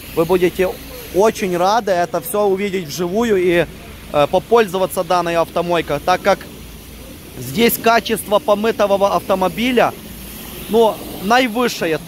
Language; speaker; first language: Russian; non-native, local second language; Ukrainian